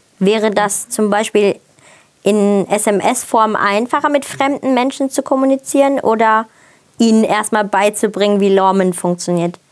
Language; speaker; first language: German; native; German